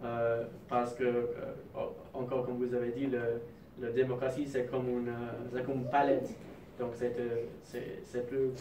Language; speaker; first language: French; non-native, fluent; English